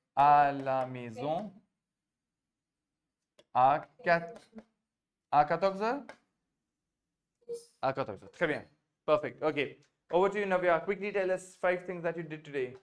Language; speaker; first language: French; non-native, fluent; Hindi